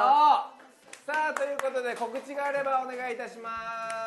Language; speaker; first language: Japanese; native; Japanese